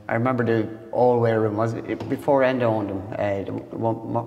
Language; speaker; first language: English; native; English